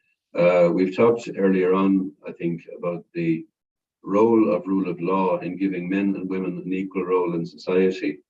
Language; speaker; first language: English; non-native, fluent; Irish